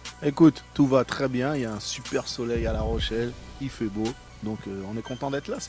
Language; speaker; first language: French; native; French